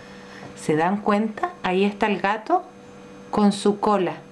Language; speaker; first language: Spanish; native; Spanish